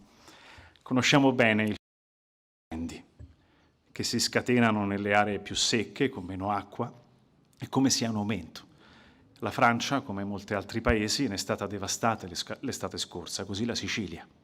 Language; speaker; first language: Italian; native; Italian